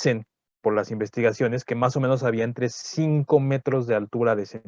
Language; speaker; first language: Spanish; native; Spanish